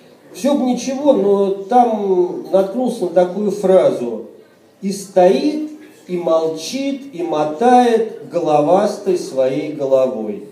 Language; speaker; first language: Russian; native; Russian